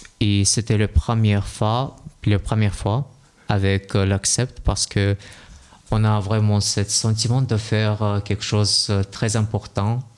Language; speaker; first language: French; non-native, learner; Russian